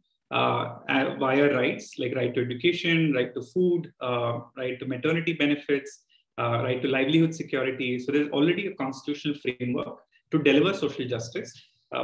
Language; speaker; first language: English; non-native, local second language; Telugu